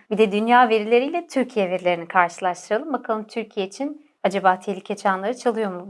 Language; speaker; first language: Turkish; native; Turkish